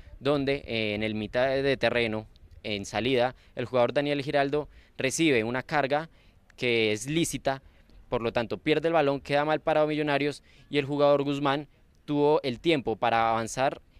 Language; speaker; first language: Spanish; native; Spanish